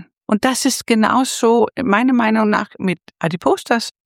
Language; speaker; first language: German; non-native, fluent; Danish